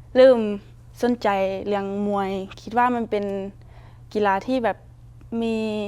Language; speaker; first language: Thai; non-native, fluent; Luxembourgish